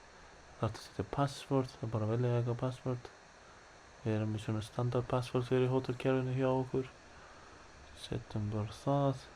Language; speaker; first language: Icelandic; non-native, learner; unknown